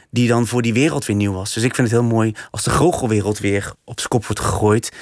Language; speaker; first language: Dutch; native; Dutch